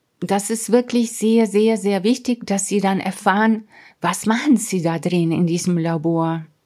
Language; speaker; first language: German; non-native, fluent; Spanish